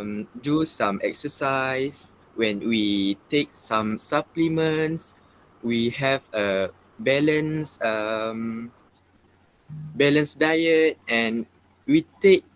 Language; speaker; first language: English; non-native, local second language; Malay